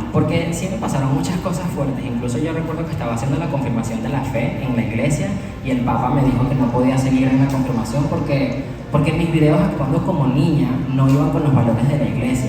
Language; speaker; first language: Spanish; native; Spanish